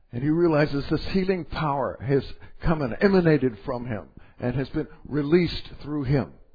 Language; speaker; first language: English; native; English